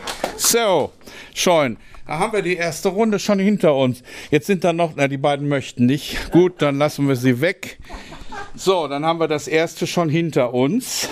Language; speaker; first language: German; native; German